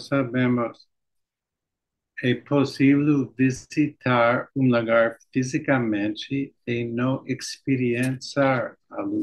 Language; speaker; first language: Portuguese; non-native, learner; English